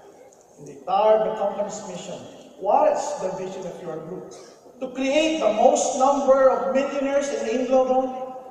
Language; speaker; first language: English; non-native, local second language; Filipino